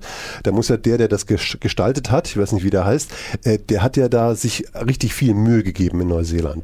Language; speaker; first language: German; native; German